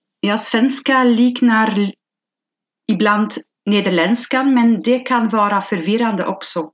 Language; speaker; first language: Swedish; non-native, fluent; Dutch